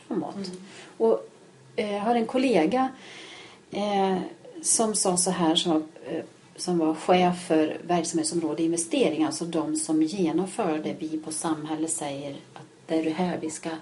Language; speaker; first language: Swedish; early bilingual, other home language; Finnish